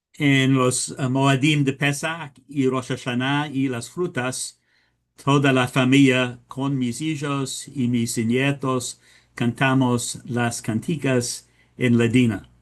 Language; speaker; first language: Spanish; early bilingual, heritage; English